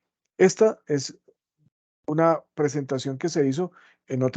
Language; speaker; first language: Spanish; native; Spanish